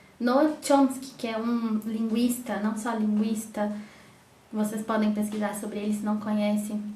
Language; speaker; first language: Portuguese; native; Portuguese